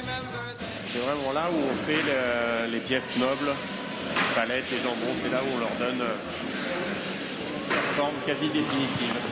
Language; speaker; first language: French; native; French